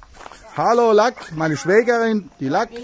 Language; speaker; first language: German; native; German